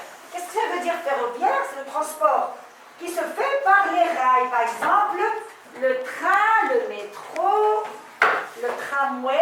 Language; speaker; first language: French; non-native, local second language; Arabic